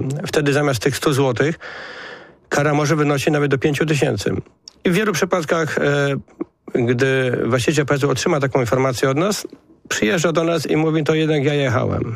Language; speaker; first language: Polish; native; Polish